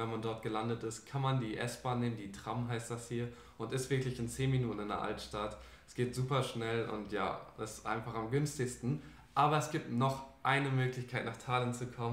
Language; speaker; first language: German; native; German